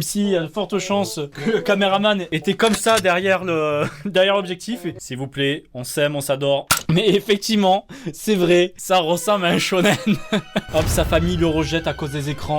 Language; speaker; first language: French; native; French